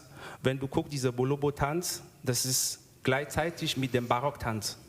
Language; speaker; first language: German; non-native, learner; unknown